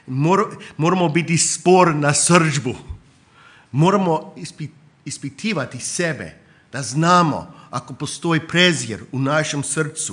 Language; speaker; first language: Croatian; non-native, fluent; English